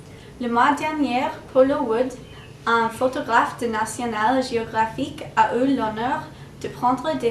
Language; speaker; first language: French; non-native, learner; English